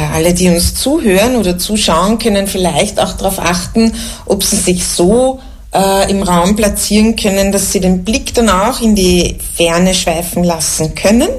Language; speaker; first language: German; native; German